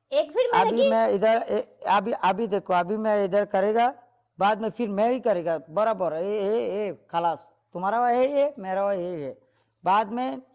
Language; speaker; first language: Hindi; non-native, learner; Bangla